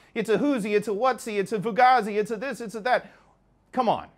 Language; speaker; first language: English; native; English